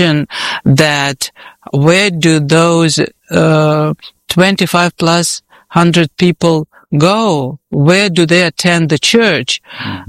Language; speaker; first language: English; non-native, fluent; Russian